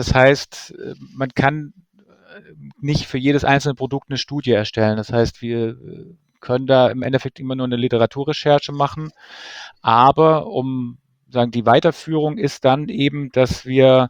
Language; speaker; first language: German; native; German